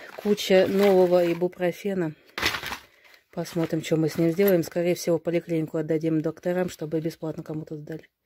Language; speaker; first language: Russian; native; Russian